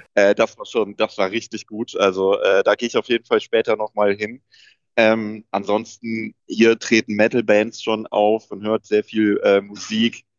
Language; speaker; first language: German; native; German